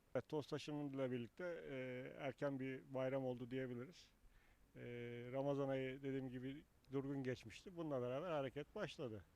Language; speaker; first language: Turkish; native; Turkish